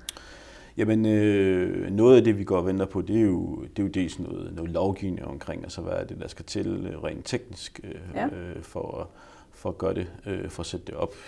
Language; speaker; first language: Danish; native; Danish